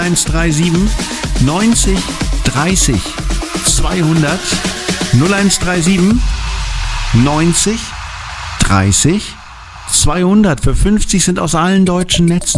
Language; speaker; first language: German; native; German